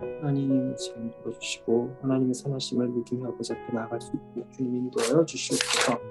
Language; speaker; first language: Korean; native; Korean